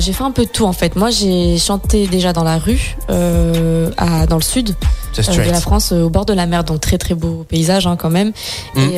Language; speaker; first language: French; native; French